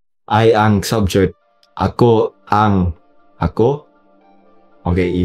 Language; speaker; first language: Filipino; non-native, learner; English